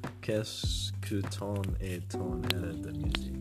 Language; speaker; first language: French; non-native, learner; English